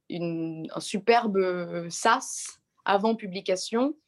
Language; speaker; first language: French; native; French